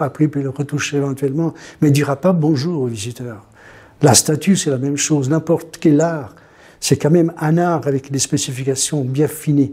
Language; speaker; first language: French; non-native, fluent; Italian